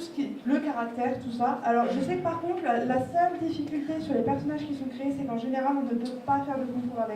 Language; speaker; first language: French; native; French